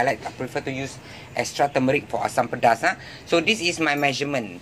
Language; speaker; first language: English; non-native, local second language; Malay